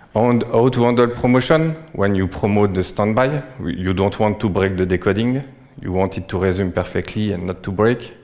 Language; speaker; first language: English; non-native, fluent; French